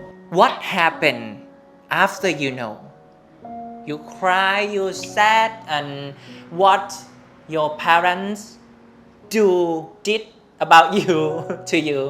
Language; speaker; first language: English; non-native, learner; Thai